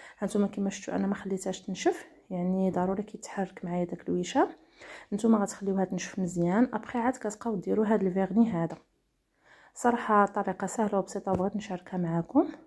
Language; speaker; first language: Arabic; native; Arabic